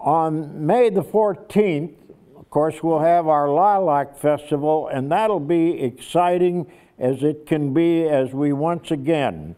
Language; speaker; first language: English; native; English